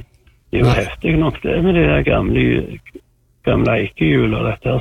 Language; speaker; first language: Norwegian; native; Norwegian